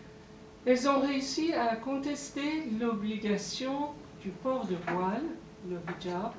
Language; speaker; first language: French; non-native, fluent; Persian